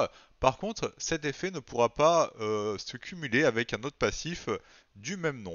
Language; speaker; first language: French; native; French